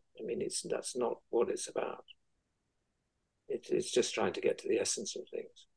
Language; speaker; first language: English; native; English